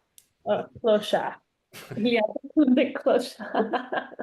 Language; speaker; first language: French; non-native, learner; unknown